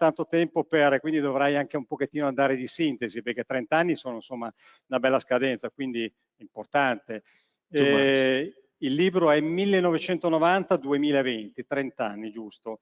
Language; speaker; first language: Italian; native; Italian